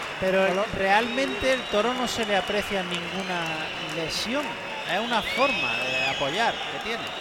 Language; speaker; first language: Spanish; native; Spanish